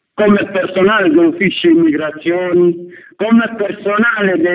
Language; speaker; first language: Italian; non-native, fluent; Albanian